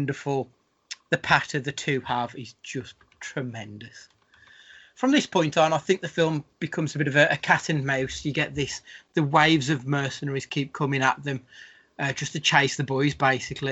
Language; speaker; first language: English; native; English